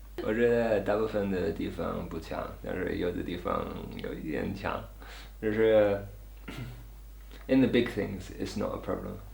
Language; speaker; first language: Chinese; non-native, learner; English